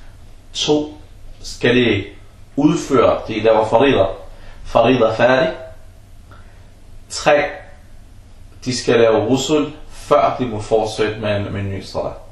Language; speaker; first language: Danish; non-native, fluent; Arabic